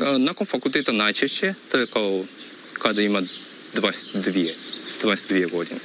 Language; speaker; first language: Croatian; non-native, fluent; Japanese